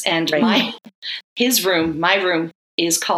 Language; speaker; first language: English; native; English